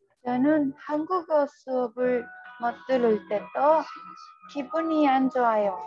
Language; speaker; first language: Korean; non-native, learner; Spanish